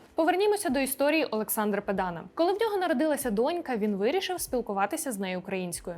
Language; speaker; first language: Ukrainian; non-native, local second language; Russian